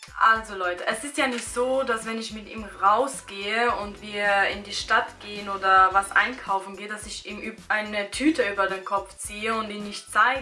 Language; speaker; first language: German; early bilingual, other home language; Albanian